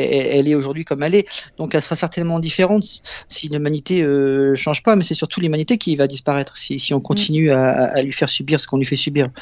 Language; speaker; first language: French; native; French